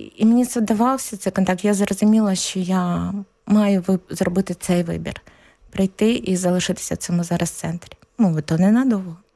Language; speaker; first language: Ukrainian; native; Ukrainian